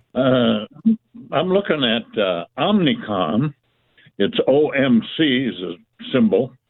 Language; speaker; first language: English; native; English